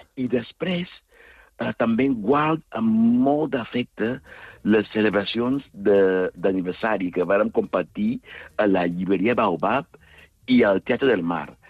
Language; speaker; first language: Catalan; non-native, fluent; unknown